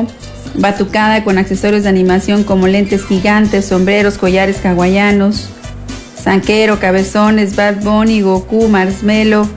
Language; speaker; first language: Spanish; native; Spanish